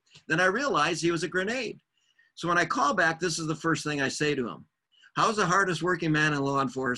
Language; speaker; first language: English; native; English